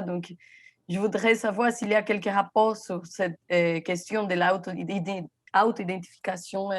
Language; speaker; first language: French; non-native, fluent; Portuguese